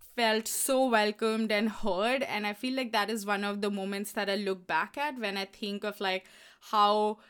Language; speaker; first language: English; non-native, local second language; Hindi